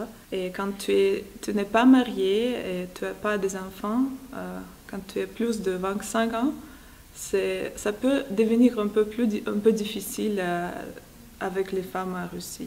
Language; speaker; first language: French; non-native, fluent; Russian